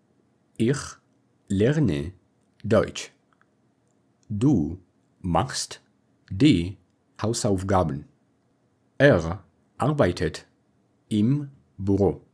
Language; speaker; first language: German; non-native, fluent; English